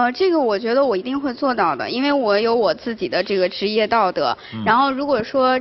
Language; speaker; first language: Chinese; native; Chinese